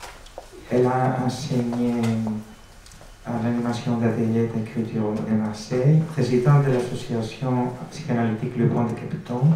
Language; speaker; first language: French; non-native, fluent; Greek